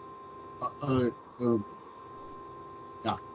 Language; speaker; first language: English; non-native, learner; Spanish